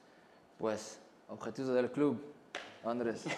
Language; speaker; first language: Spanish; non-native, learner; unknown